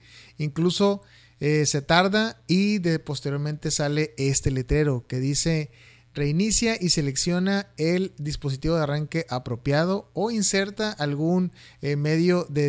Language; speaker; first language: Spanish; native; Spanish